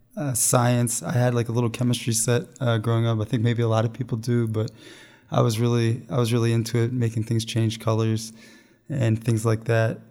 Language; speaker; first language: English; native; English